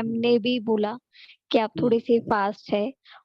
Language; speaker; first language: Hindi; native; Hindi